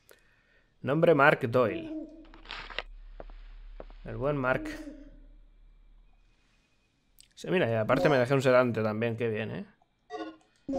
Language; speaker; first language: Spanish; native; Spanish